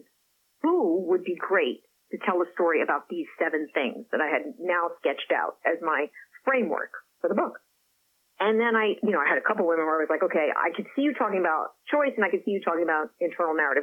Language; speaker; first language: English; non-native, fluent; French